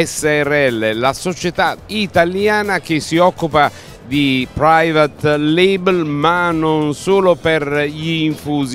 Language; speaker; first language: Italian; native; Italian